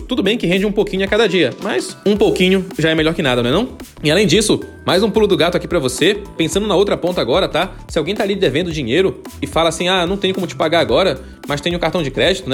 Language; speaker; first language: Portuguese; native; Portuguese